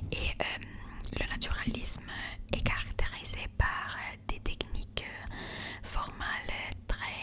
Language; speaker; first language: French; non-native, learner; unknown